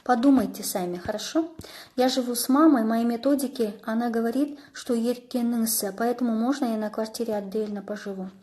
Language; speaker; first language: Russian; non-native, local second language; Kazakh